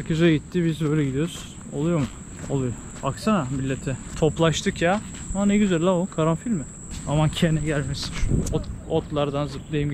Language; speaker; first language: Turkish; native; Turkish